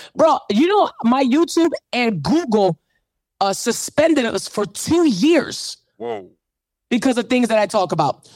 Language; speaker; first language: English; native; English